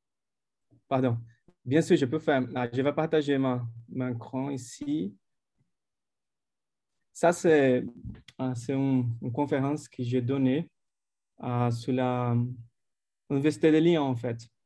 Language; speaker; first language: French; non-native, fluent; Portuguese